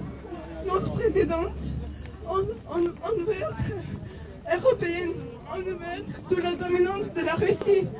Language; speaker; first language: French; non-native, learner; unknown